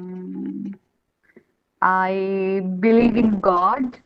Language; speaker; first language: English; non-native, learner; Hindi